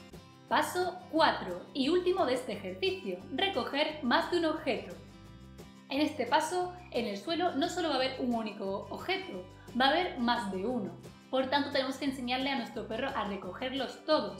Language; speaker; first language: Spanish; native; Spanish